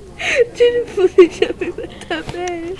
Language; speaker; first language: French; non-native, learner; English